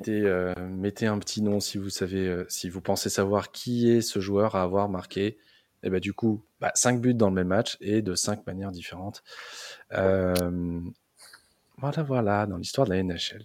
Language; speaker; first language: French; native; French